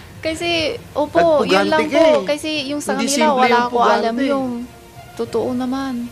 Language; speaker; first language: Filipino; non-native, learner; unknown